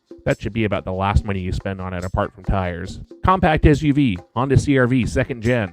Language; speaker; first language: English; native; English